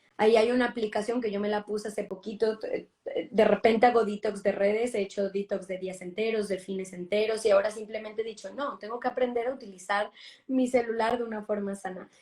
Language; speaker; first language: Spanish; native; Spanish